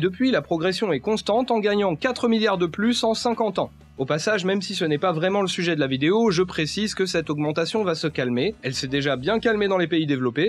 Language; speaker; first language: French; native; French